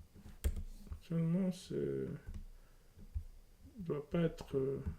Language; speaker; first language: French; non-native, learner; English